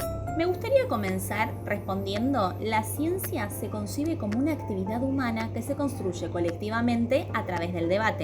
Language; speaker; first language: Spanish; native; Spanish